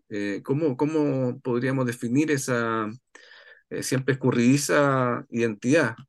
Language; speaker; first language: Spanish; native; Spanish